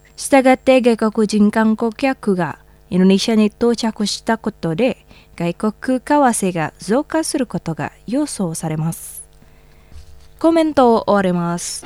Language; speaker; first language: Japanese; non-native, fluent; Indonesian